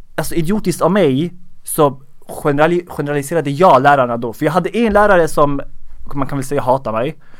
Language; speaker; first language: Swedish; early bilingual, other home language; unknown